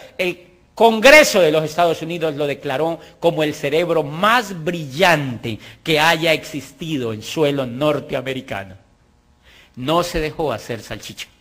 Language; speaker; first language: Spanish; native; Spanish